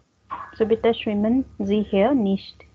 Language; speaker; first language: German; non-native, fluent; Hindi